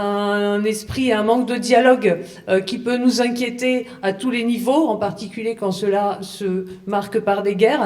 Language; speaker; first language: French; native; French